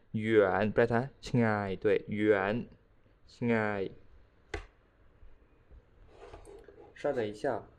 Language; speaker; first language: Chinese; non-native, fluent; Khmer